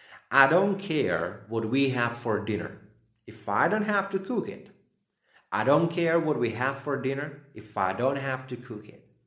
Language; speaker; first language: English; non-native, fluent; Slovak